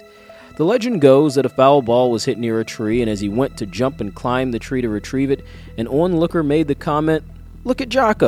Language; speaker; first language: English; native; English